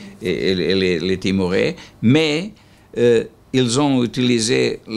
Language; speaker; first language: French; non-native, learner; Portuguese